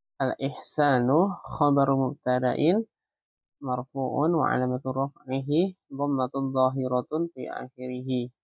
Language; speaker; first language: Arabic; non-native, fluent; Indonesian